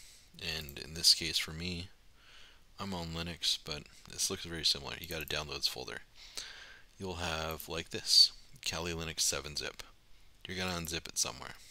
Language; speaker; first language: English; native; English